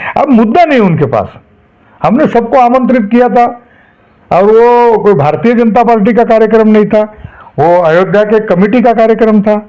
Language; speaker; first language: Hindi; non-native, local second language; Marathi